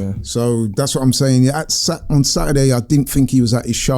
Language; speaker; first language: English; native; English